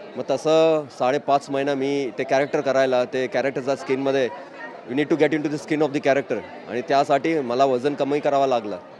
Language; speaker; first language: Marathi; non-native, local second language; Malayalam